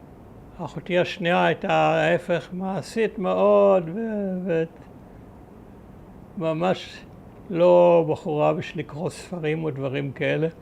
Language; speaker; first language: Hebrew; early bilingual, other home language; German